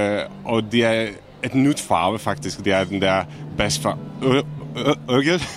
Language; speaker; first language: Danish; non-native, fluent; Czech